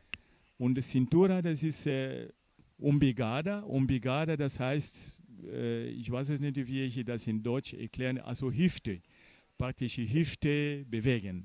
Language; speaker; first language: German; non-native, fluent; Portuguese